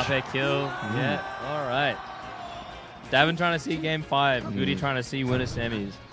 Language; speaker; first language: English; native; English